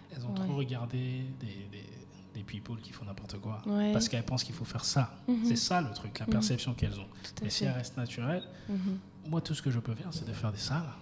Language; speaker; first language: French; native; French